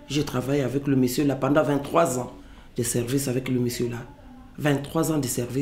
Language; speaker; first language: French; non-native, local second language; Lingala